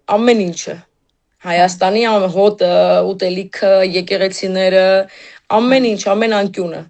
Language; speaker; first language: Armenian; native; Armenian